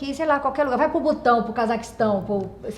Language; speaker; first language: Portuguese; native; Portuguese